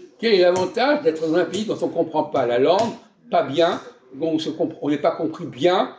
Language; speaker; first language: French; native; French